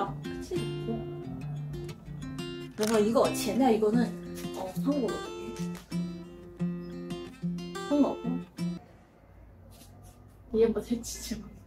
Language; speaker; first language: Korean; non-native, learner; Chinese